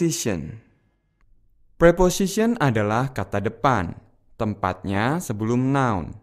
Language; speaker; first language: Indonesian; native; Indonesian